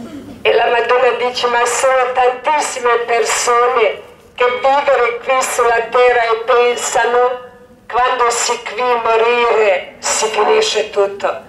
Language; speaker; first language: Italian; non-native, learner; Croatian